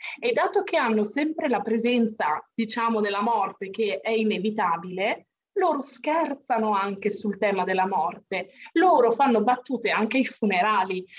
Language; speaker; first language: Italian; native; Italian